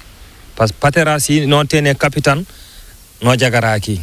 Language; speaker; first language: Spanish; non-native, learner; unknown